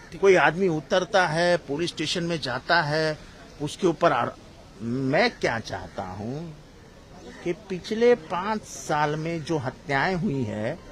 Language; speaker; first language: Hindi; non-native, local second language; Marathi